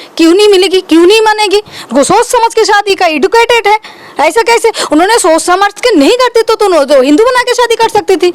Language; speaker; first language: Hindi; non-native, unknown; Bangla